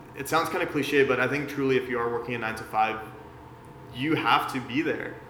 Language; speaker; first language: English; early bilingual, other home language; Persian